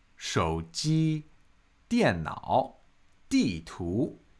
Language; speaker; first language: Chinese; non-native, fluent; English